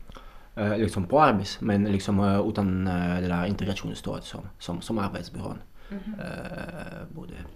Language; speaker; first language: Swedish; non-native, fluent; Russian